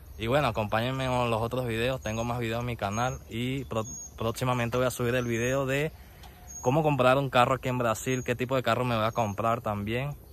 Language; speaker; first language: Spanish; native; Spanish